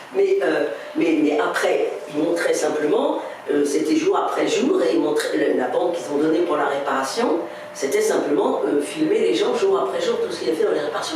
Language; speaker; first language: French; native; French